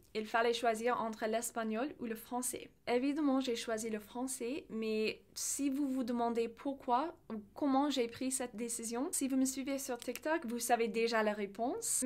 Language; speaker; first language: French; non-native, fluent; English